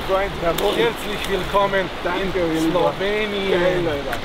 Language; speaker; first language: German; non-native, learner; Slovenian